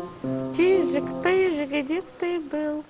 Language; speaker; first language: Russian; native; Russian